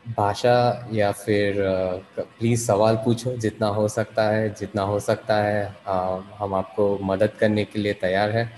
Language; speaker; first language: English; non-native, local second language; Hindi